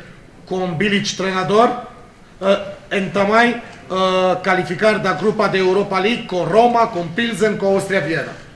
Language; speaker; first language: Portuguese; non-native, fluent; Romanian